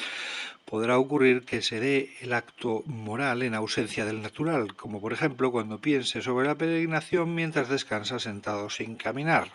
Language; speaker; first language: Spanish; native; Spanish